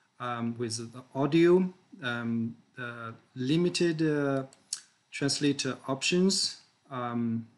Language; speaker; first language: English; non-native, fluent; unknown